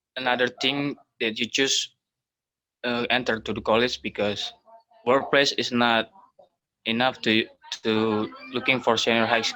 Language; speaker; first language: English; non-native, learner; Indonesian